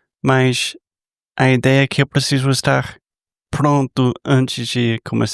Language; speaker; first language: Portuguese; non-native, fluent; English